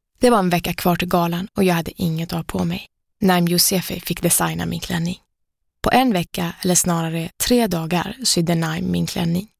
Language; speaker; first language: Swedish; early bilingual, other home language; Persian